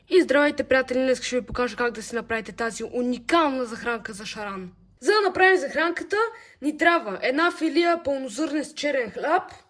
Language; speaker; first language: Bulgarian; native; Bulgarian